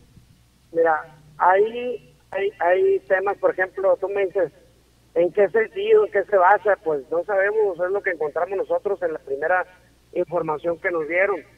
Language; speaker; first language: Spanish; native; Spanish